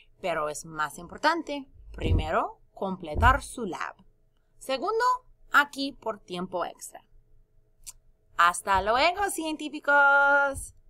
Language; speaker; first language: Spanish; non-native, fluent; English